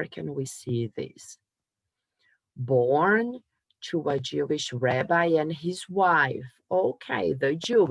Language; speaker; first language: English; non-native, fluent; Portuguese